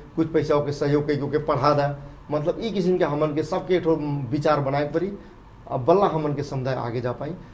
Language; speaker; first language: Bhojpuri; non-native, local second language; Dangaura Tharu